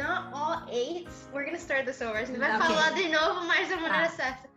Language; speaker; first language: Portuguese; early bilingual, other home language; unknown